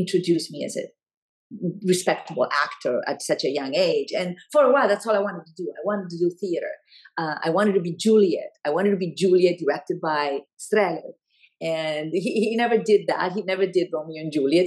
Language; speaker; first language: English; non-native, fluent; Italian